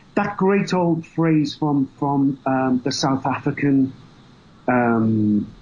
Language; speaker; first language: English; native; English